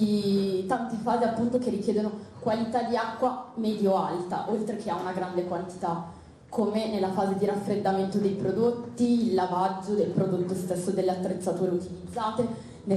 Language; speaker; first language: Italian; native; Italian